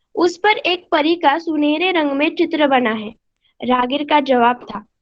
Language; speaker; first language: Hindi; non-native, local second language; Marathi